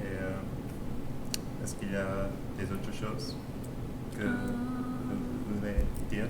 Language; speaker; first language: French; non-native, learner; English